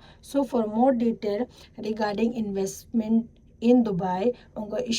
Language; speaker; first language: Tamil; non-native, learner; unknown